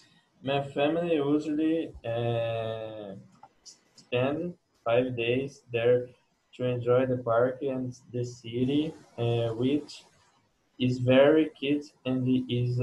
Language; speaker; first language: English; non-native, learner; Portuguese